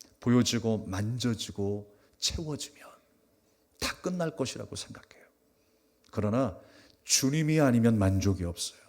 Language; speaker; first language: Korean; native; Korean